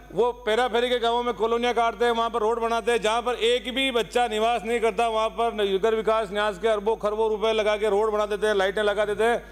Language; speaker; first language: Hindi; native; Hindi